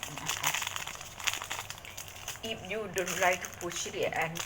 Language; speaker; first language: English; non-native, learner; Thai